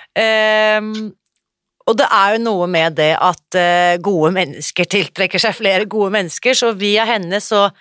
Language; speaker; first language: Norwegian; early bilingual, other home language; German